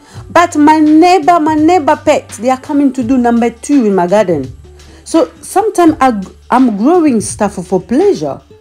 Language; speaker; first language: English; non-native, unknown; Lingala